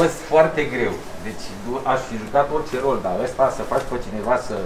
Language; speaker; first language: Romanian; native; Romanian